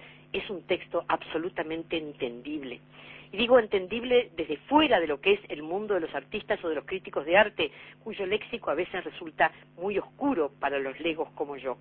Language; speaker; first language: Spanish; native; Spanish